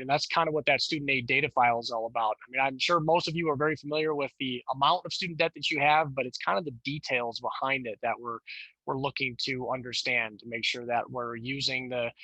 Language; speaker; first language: English; native; English